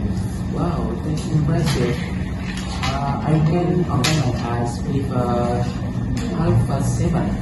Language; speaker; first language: English; non-native, learner; Indonesian